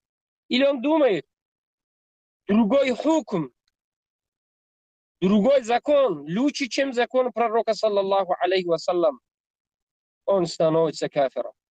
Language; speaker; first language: Russian; non-native, learner; Tajik